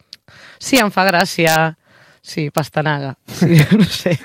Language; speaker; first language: Catalan; non-native, learner; Spanish